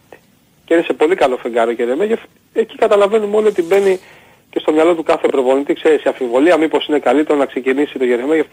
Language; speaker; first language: Greek; native; Greek